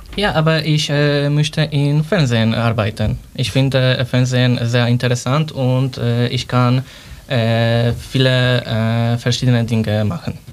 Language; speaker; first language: German; non-native, learner; Polish